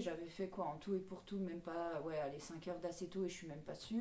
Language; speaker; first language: French; native; French